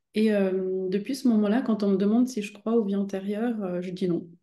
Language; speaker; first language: French; native; French